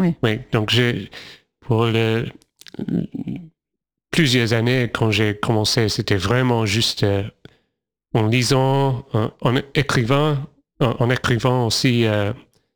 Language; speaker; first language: French; non-native, fluent; English